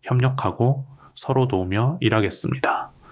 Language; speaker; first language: Korean; non-native, learner; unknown